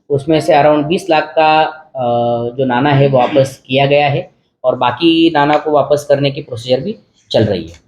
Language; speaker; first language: Hindi; non-native, local second language; Gujarati